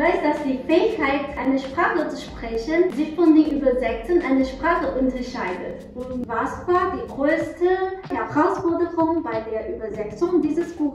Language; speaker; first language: German; non-native, learner; Chinese